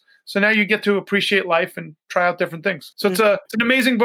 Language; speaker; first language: English; native; English